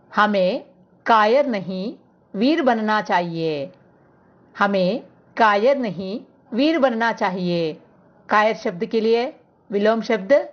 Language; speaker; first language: Hindi; non-native, local second language; Telugu